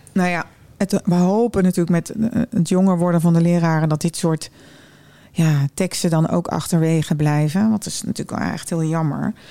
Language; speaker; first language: Dutch; early bilingual, other home language; German